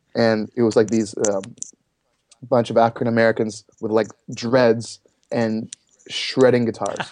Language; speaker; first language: English; native; English